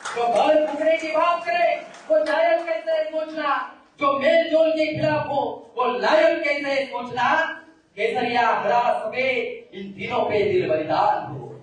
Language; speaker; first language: Hindi; non-native, local second language; Marathi